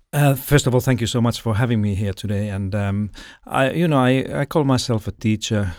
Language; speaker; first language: English; non-native, fluent; Finnish